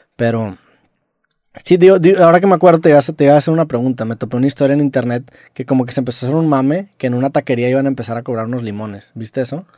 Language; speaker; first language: Spanish; native; Spanish